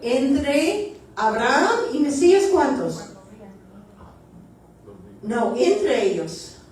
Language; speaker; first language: Spanish; early bilingual, heritage; Spanish